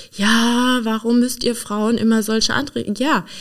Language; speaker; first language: German; native; German